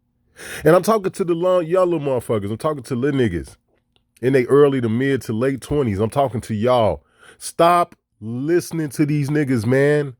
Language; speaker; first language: English; native; English